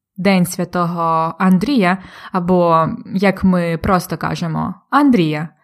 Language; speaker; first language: Ukrainian; native; Ukrainian